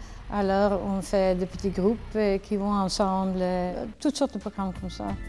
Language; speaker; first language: French; non-native, fluent; Swedish